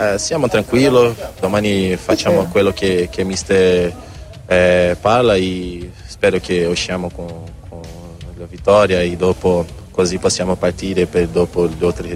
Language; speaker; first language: Italian; non-native, learner; Portuguese